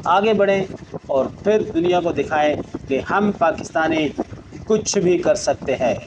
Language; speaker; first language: Urdu; native; Urdu